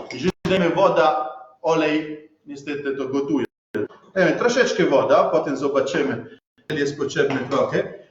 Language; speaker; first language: Polish; non-native, learner; Italian